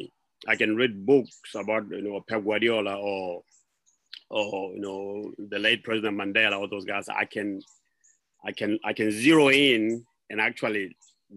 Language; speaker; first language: English; non-native, local second language; Southern Sotho